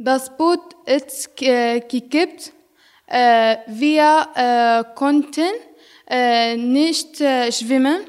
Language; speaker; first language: German; non-native, learner; Arabic